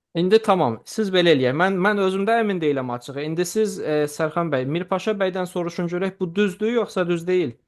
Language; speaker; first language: Azerbaijani; native; Azerbaijani